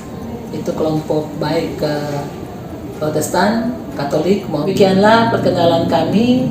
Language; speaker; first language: Indonesian; native; Indonesian